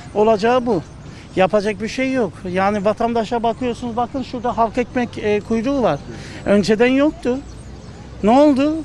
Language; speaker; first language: Turkish; native; Turkish